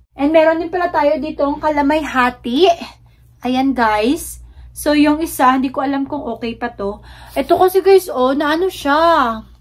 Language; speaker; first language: Filipino; non-native, local second language; Hiligaynon